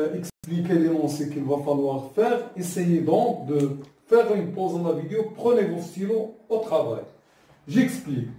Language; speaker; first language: French; non-native, local second language; Arabic